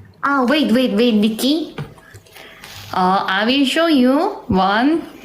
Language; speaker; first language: English; non-native, learner; Korean